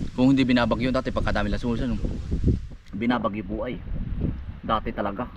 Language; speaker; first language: Filipino; native; Filipino